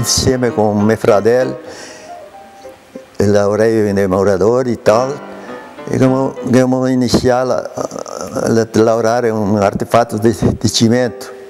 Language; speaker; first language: Italian; early bilingual, heritage; Italian